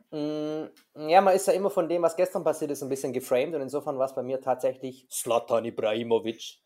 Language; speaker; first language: German; native; German